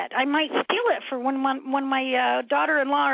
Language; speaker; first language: English; native; English